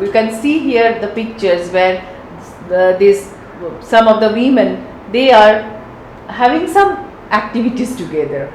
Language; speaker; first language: English; non-native, local second language; Bangla